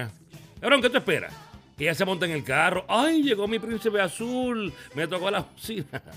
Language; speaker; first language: Spanish; native; Spanish